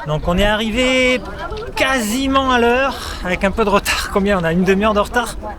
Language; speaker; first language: French; native; French